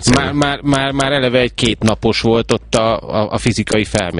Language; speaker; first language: Hungarian; native; Hungarian